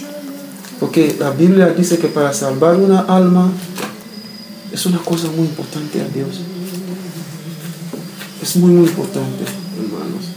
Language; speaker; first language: Spanish; non-native, learner; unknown